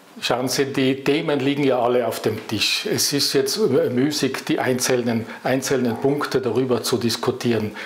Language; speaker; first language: German; native; German